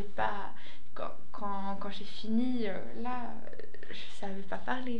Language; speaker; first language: French; non-native, fluent; Swedish